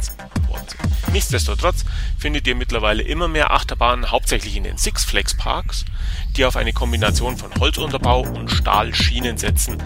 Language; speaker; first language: German; native; German